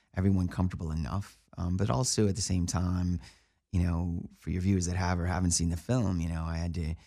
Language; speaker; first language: English; native; English